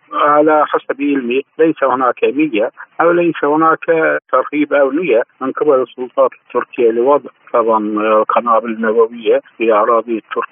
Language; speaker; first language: Arabic; non-native, fluent; Turkish